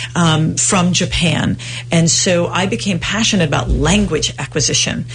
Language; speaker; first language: English; native; English